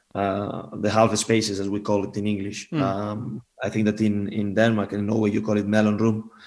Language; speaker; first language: English; non-native, fluent; Spanish